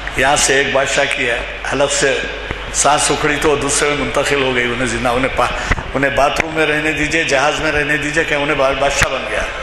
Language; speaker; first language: Urdu; native; Urdu